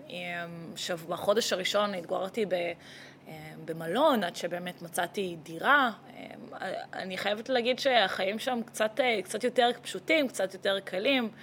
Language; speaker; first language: Hebrew; early bilingual, other home language; Russian